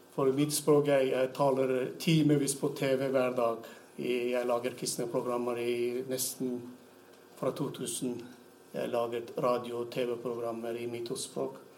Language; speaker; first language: Norwegian; non-native, fluent; Turkmen